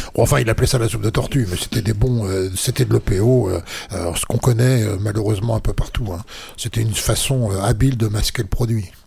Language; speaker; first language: French; native; French